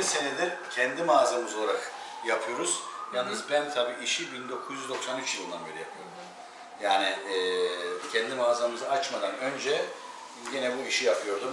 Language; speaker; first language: Turkish; native; Turkish